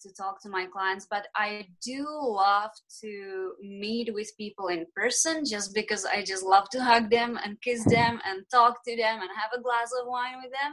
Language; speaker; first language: English; non-native, fluent; Czech